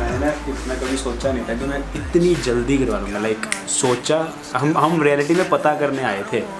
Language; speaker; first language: Hindi; non-native, local second language; Punjabi